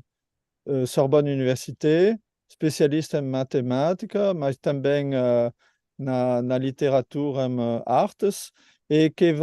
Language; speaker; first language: Portuguese; non-native, learner; French